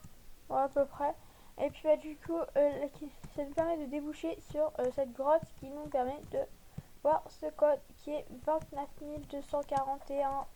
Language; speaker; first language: French; native; French